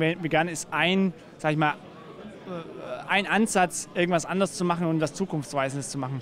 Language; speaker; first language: German; native; German